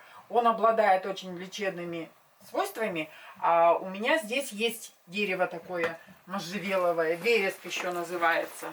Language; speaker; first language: Russian; native; Russian